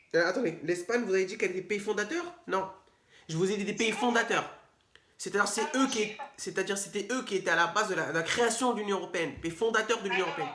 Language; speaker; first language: French; native; French